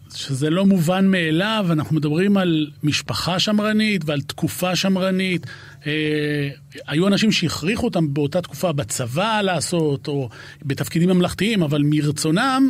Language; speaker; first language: Hebrew; native; Hebrew